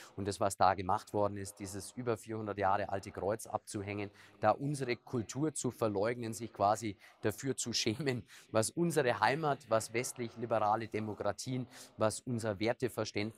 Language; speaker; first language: German; native; German